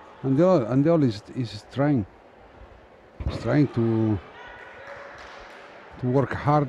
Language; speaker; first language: English; non-native, fluent; Italian